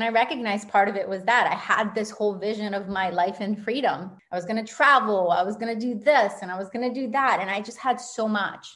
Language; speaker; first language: English; early bilingual, other home language; Spanish